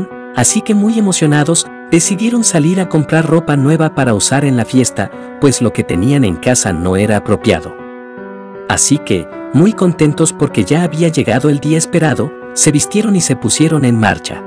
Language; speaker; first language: Spanish; native; Spanish